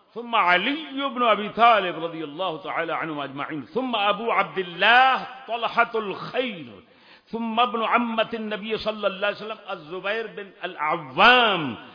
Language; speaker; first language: Urdu; native; Urdu